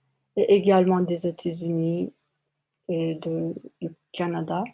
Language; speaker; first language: French; non-native, learner; Turkish